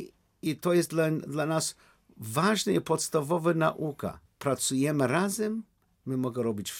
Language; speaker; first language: Polish; non-native, learner; English